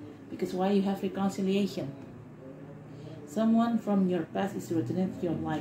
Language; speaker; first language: English; non-native, fluent; Indonesian